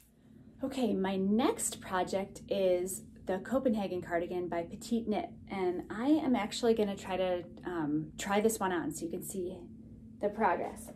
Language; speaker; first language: English; native; English